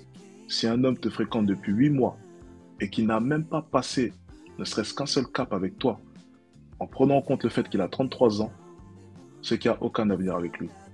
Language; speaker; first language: French; native; French